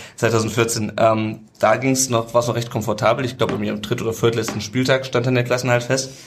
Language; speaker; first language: German; native; German